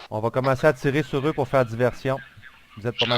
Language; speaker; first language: French; native; French